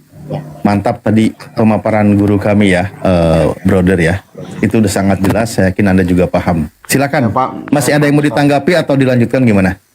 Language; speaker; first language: Indonesian; native; Indonesian